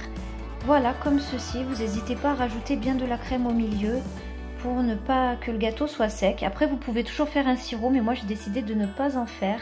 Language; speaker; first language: French; native; French